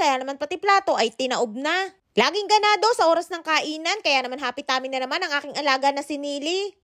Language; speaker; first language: Filipino; native; Filipino